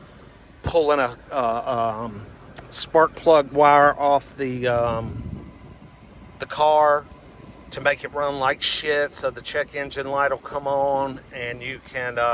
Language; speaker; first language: English; native; English